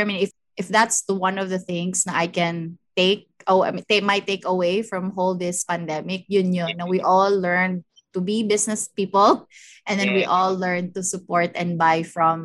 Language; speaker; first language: English; non-native, local second language; Cebuano